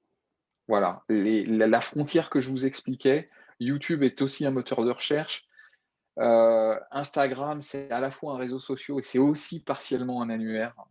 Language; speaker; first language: French; native; French